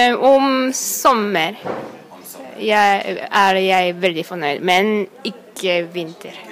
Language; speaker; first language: Norwegian; non-native, learner; Japanese